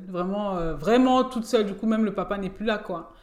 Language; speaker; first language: French; native; French